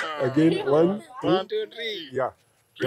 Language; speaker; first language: English; non-native, fluent; Arabic